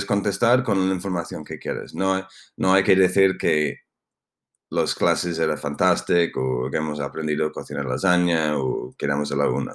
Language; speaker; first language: Spanish; non-native, fluent; English